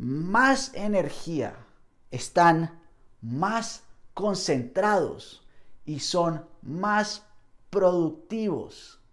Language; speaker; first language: Spanish; non-native, fluent; English